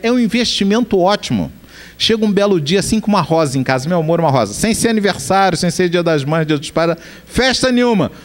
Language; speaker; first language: Portuguese; native; Portuguese